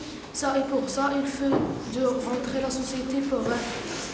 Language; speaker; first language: French; non-native, learner; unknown